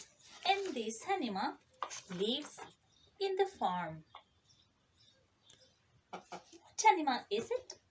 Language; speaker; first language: English; non-native, fluent; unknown